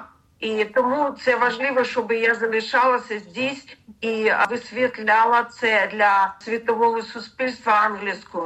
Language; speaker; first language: Ukrainian; non-native, learner; Russian